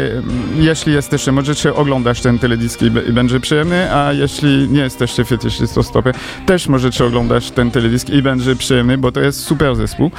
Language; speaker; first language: Polish; non-native, learner; French